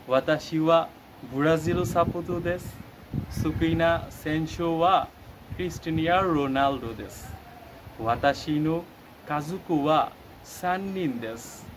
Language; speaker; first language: Japanese; non-native, learner; Bangla